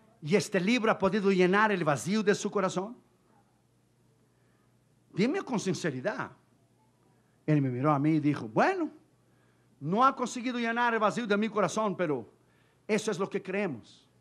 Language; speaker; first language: Spanish; non-native, fluent; Portuguese